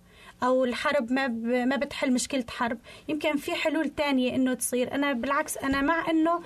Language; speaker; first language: Arabic; native; Arabic